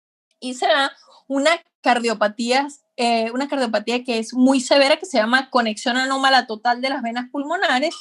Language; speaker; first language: Spanish; native; Spanish